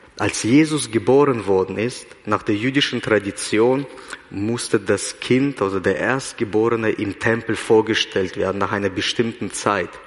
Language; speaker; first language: German; early bilingual, other home language; Russian